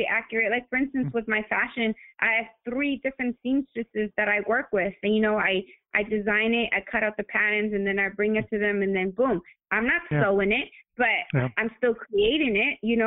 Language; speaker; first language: English; native; English